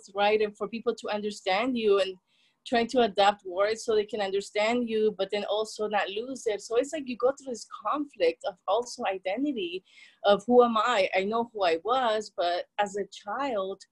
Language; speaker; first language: English; non-native, fluent; Spanish